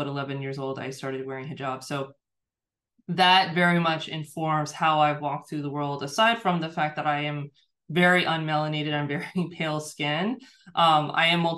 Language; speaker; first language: English; native; English